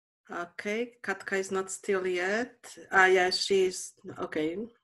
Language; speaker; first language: English; non-native, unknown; Slovak